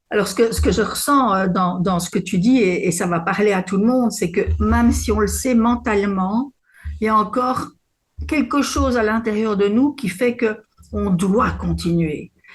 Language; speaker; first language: French; native; French